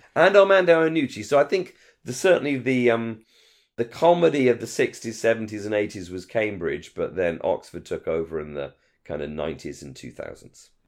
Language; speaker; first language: English; native; English